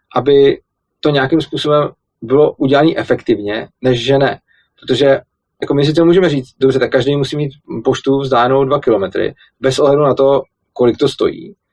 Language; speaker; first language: Czech; native; Czech